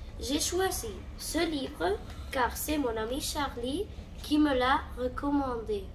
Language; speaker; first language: French; non-native, learner; Catalan